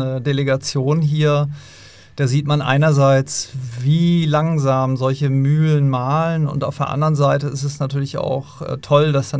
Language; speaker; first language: German; native; German